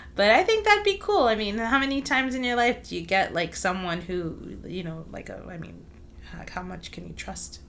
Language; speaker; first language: English; early bilingual, other home language; Spanish